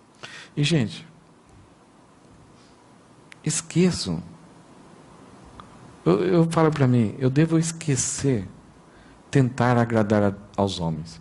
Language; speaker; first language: Portuguese; native; Portuguese